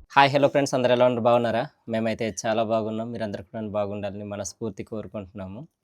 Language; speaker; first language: Telugu; non-native, local second language; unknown